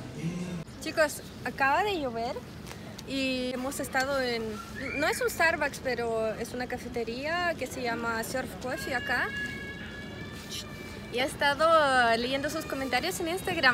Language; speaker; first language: Spanish; non-native, fluent; Russian